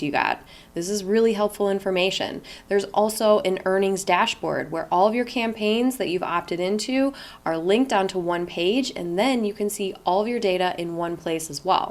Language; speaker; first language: English; native; English